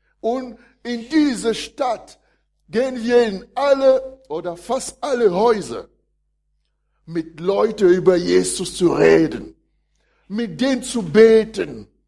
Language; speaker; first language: German; non-native, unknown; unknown